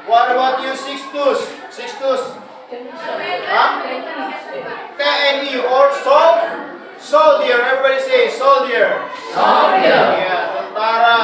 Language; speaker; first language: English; non-native, fluent; Indonesian